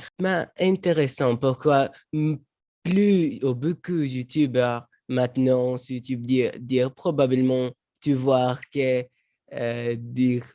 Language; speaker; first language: French; non-native, learner; Arabic